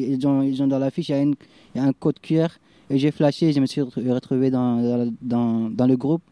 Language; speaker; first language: French; non-native, fluent; Arabic